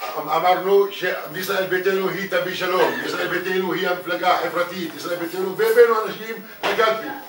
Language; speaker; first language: Hebrew; non-native, local second language; Arabic